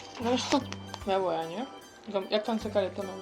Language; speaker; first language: Korean; non-native, learner; Ukrainian